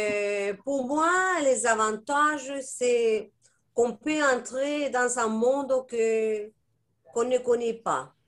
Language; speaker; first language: French; non-native, fluent; Spanish